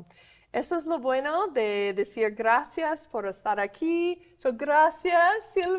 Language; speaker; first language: Spanish; non-native, fluent; English